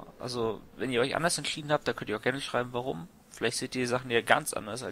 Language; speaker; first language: German; native; German